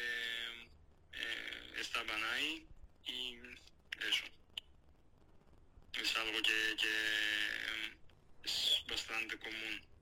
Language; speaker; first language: Spanish; non-native, fluent; Greek